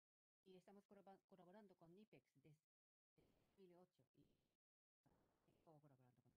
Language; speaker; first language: Spanish; non-native, fluent; Japanese